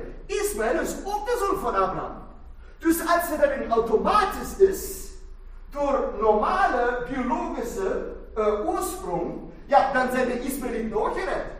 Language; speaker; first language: Dutch; non-native, fluent; German